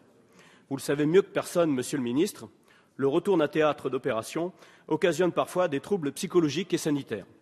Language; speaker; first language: French; native; French